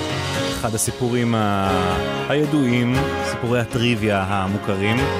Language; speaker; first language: Hebrew; native; Hebrew